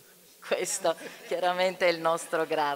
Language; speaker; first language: Italian; native; Italian